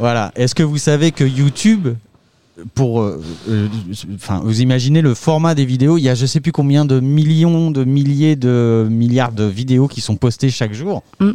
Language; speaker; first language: French; native; French